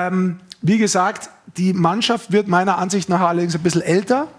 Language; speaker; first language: German; native; German